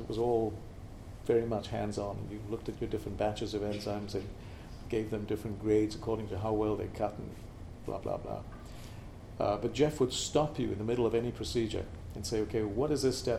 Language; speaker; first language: English; non-native, local second language; Tamil